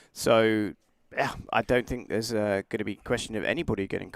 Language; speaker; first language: English; native; English